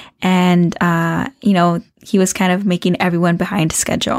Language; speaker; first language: English; early bilingual, other home language; Spanish